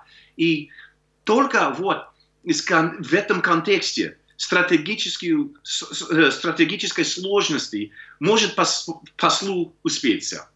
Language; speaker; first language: Russian; non-native, fluent; English